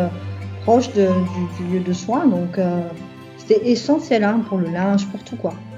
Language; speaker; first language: French; native; French